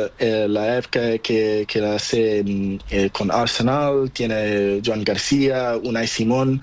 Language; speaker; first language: Spanish; non-native, learner; Portuguese